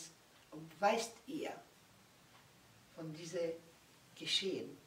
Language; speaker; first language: German; non-native, learner; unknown